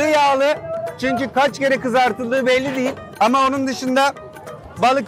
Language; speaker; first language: Turkish; native; Turkish